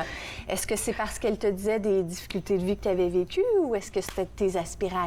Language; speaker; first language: French; native; French